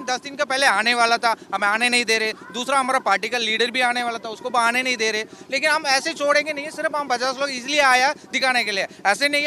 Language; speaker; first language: Hindi; non-native, local second language; Tamil